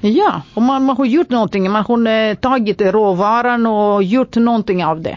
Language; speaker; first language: Swedish; non-native, fluent; Greek